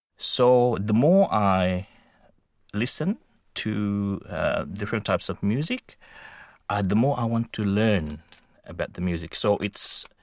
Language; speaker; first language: English; non-native, fluent; Indonesian